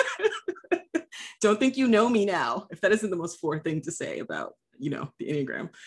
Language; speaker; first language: English; early bilingual, other home language; Haitian Creole